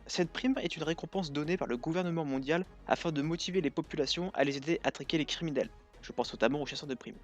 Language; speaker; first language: French; native; French